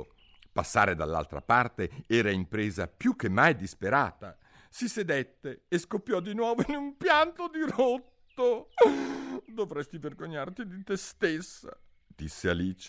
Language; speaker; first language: Italian; native; Italian